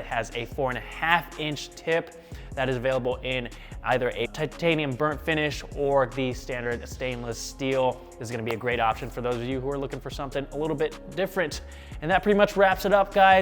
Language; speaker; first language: English; native; English